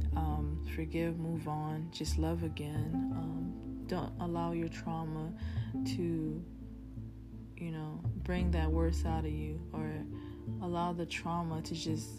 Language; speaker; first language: English; early bilingual, other home language; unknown